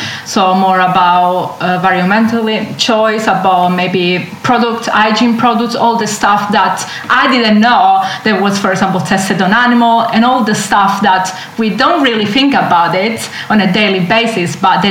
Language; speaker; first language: English; non-native, fluent; Italian